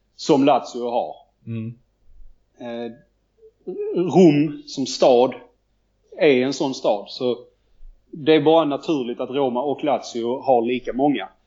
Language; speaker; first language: Swedish; native; Swedish